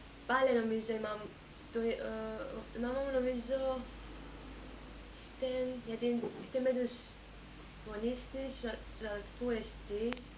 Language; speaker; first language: Greek; early bilingual, heritage; Greek